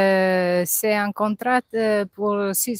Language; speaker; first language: French; non-native, learner; Italian